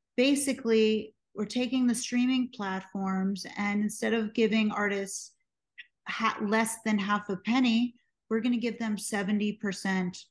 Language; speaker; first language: English; native; English